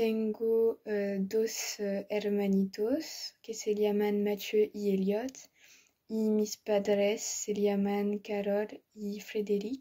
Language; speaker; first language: Spanish; non-native, learner; French